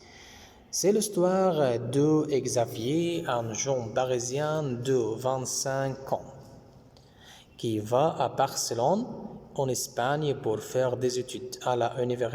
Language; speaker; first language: French; non-native, fluent; Arabic